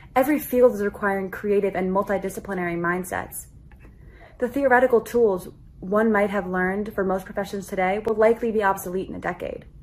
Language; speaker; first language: English; native; English